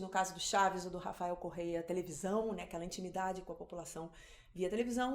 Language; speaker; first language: Portuguese; native; Portuguese